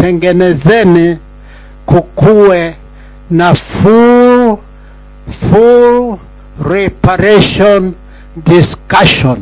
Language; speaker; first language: Swahili; non-native, local second language; Kikuyu